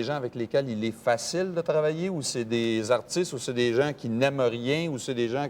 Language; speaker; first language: French; native; French